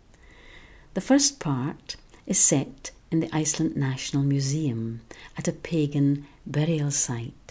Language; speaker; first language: English; non-native, local second language; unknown